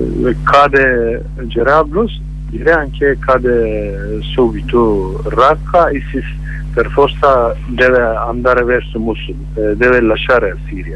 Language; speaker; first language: Italian; non-native, learner; Kurdish